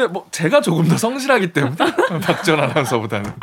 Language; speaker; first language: Korean; native; Korean